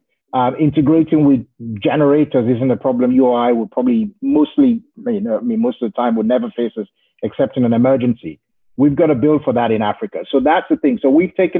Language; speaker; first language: English; non-native, local second language; Yoruba